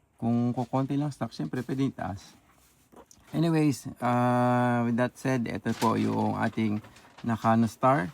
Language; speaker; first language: Filipino; native; Filipino